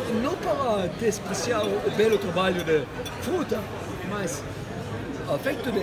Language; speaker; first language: Portuguese; non-native, fluent; Spanish